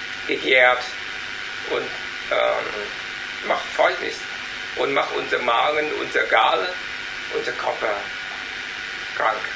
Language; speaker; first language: German; non-native, learner; Vietnamese